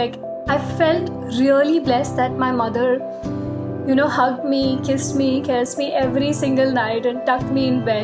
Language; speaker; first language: English; non-native, local second language; Hindi